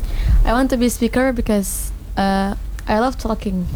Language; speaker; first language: English; non-native, learner; Indonesian